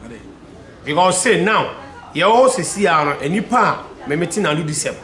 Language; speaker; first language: English; non-native, local second language; Akan